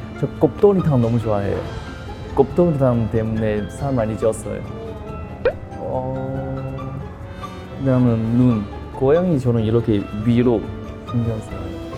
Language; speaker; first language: Korean; non-native, learner; Chinese